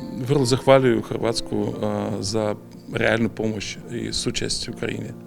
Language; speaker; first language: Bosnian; non-native, learner; Ukrainian